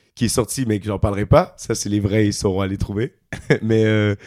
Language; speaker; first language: French; native; French